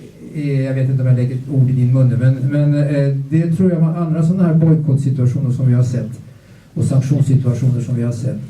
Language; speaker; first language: Swedish; native; Swedish